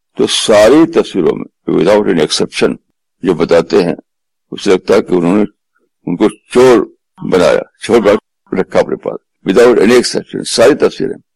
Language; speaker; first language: Urdu; native; Urdu